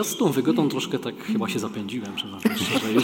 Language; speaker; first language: Polish; native; Polish